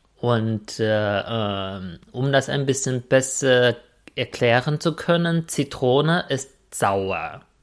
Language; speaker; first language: German; non-native, fluent; Chinese